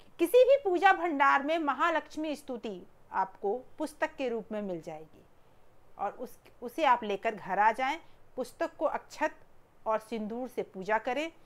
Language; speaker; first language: Hindi; native; Hindi